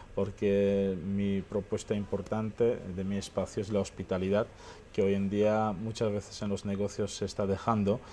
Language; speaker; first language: Spanish; non-native, fluent; Armenian